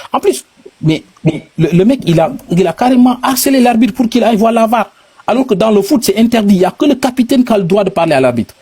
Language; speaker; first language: French; non-native, local second language; Wolof